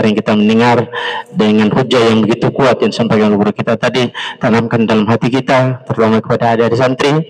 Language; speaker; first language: Indonesian; native; Indonesian